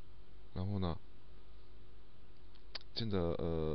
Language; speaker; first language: Chinese; non-native, learner; Japanese